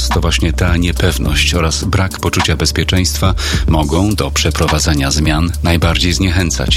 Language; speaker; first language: Polish; native; Polish